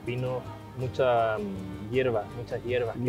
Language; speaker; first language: Spanish; native; Spanish